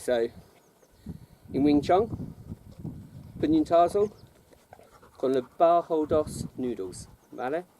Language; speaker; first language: Spanish; non-native, learner; English